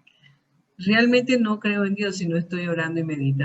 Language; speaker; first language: Spanish; early bilingual, heritage; Spanish